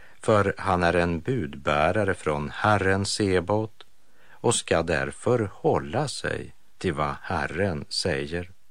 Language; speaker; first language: Swedish; native; Swedish